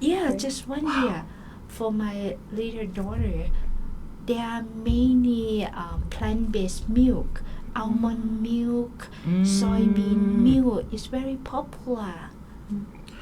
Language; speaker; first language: English; non-native, learner; Thai